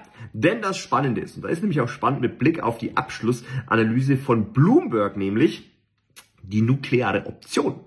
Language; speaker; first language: German; native; German